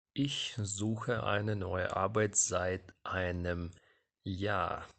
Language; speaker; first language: German; non-native, fluent; Ukrainian